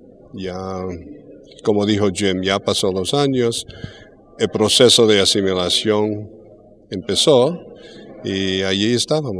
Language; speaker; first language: Spanish; early bilingual, heritage; English